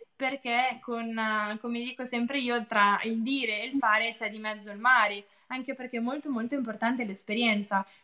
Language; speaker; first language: Italian; native; Italian